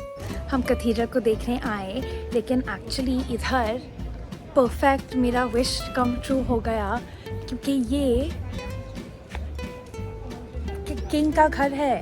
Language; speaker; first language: Hindi; non-native, local second language; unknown